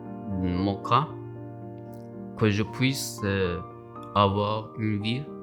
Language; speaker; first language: French; non-native, learner; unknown